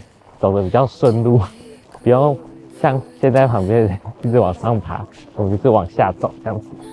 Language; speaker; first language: Chinese; native; Chinese